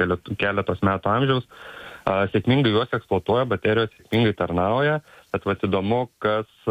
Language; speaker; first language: Lithuanian; native; Lithuanian